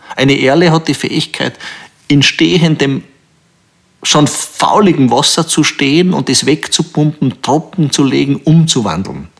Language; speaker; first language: German; native; German